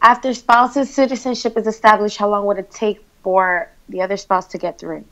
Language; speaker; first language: English; native; English